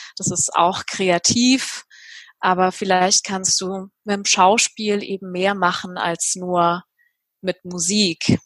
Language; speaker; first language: German; native; German